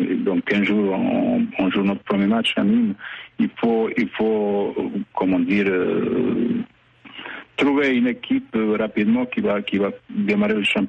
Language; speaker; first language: French; non-native, fluent; Bosnian